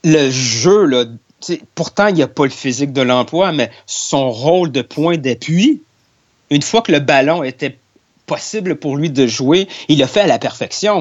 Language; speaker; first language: French; native; French